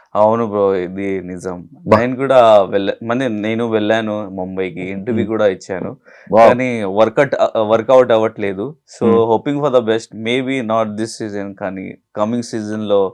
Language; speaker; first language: Telugu; non-native, learner; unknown